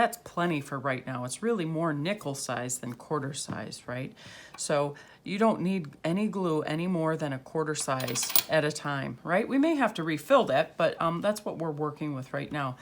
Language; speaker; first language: English; native; English